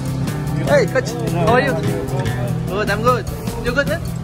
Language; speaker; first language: English; non-native, learner; Indonesian